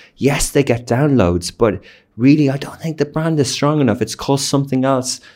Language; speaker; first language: English; native; English